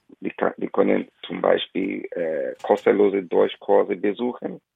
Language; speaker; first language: German; non-native, fluent; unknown